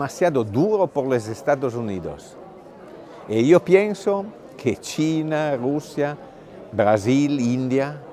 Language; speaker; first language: Spanish; non-native, fluent; Italian